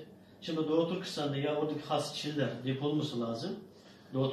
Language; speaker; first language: Turkish; non-native, learner; Uyghur